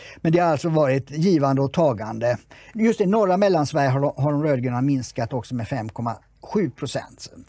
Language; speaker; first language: Swedish; native; Swedish